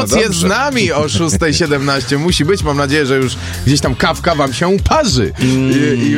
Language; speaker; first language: Polish; native; Polish